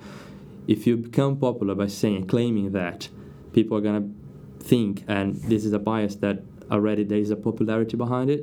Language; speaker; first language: English; non-native, fluent; Portuguese